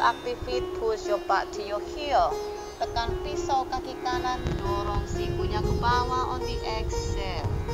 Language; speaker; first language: English; non-native, fluent; Indonesian